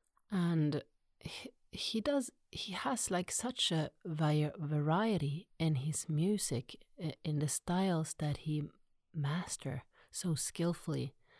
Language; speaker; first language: English; non-native, fluent; Norwegian